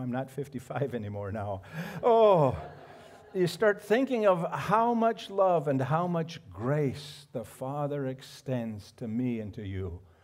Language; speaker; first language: English; native; English